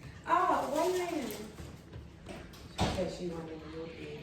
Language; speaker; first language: English; native; English